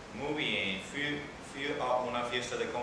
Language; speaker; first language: Spanish; non-native, learner; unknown